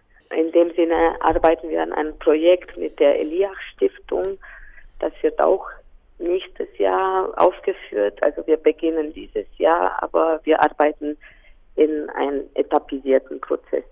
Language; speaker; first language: German; non-native, local second language; Romanian